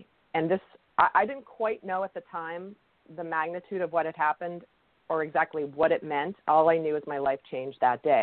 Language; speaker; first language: English; native; English